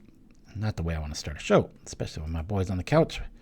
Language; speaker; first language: English; native; English